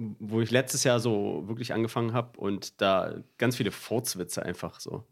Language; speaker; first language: German; native; German